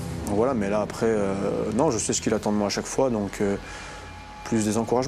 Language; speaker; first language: French; native; French